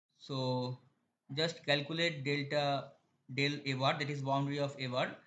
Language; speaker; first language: English; non-native, local second language; Bangla